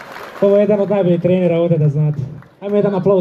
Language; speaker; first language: Bosnian; native; Bosnian